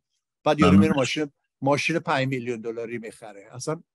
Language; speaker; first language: Persian; native; Persian